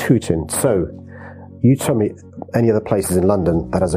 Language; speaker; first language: English; native; English